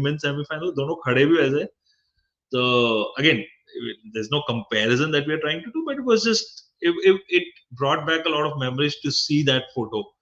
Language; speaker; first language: English; non-native, local second language; Hindi